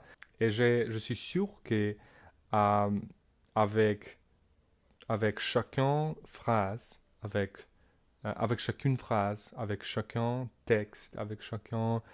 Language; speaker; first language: French; non-native, learner; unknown